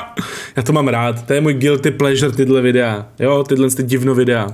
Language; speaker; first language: Czech; native; Czech